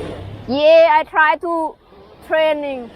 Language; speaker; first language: English; non-native, learner; Thai